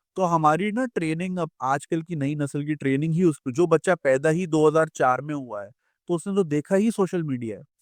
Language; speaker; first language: Urdu; native; Urdu